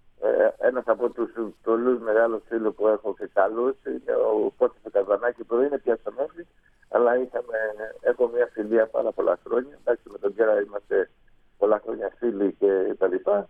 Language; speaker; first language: Greek; non-native, fluent; Spanish